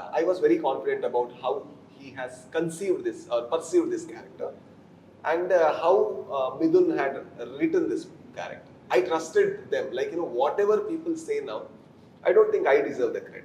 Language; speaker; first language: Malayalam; non-native, learner; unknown